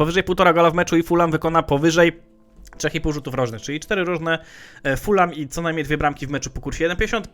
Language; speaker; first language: Polish; native; Polish